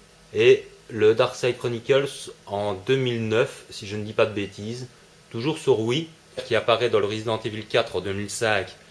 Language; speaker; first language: French; native; French